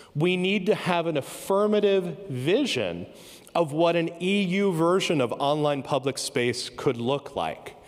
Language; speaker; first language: English; native; English